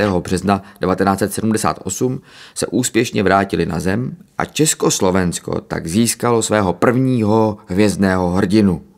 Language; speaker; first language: Czech; native; Czech